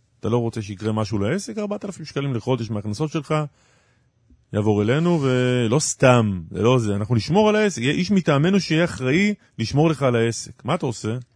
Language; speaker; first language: Hebrew; native; Hebrew